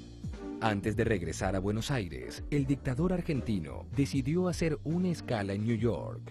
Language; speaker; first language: Spanish; native; Spanish